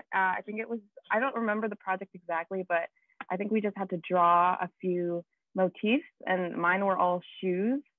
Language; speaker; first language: English; native; English